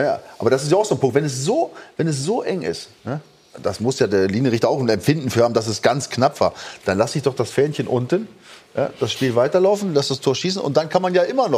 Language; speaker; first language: German; native; German